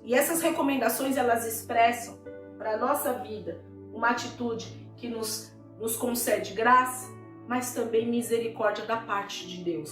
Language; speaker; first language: Portuguese; native; Portuguese